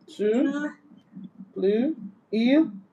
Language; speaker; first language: French; non-native, learner; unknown